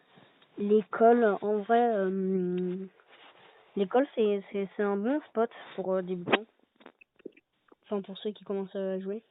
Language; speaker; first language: French; native; French